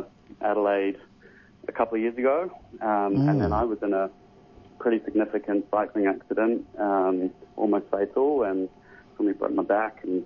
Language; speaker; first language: English; native; English